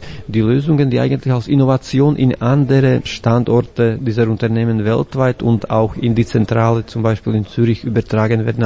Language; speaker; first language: German; non-native, fluent; Slovak